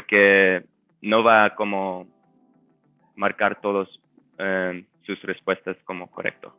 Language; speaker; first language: Spanish; non-native, fluent; English